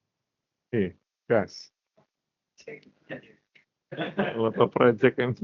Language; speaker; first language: English; non-native, learner; Indonesian